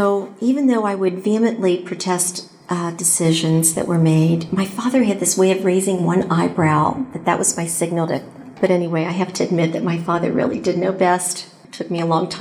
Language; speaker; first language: English; native; English